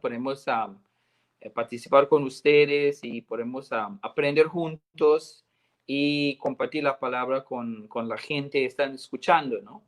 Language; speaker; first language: Spanish; non-native, fluent; English